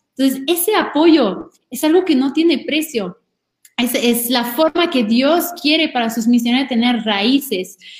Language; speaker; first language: Spanish; non-native, fluent; French